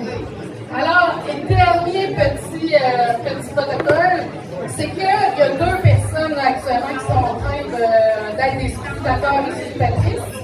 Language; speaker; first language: French; native; French